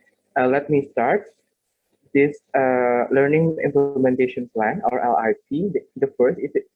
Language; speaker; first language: English; non-native, learner; Indonesian